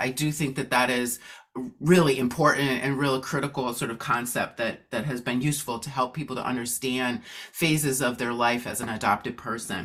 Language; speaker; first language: English; native; English